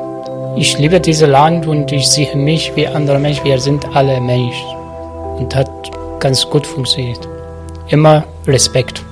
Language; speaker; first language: German; non-native, learner; Arabic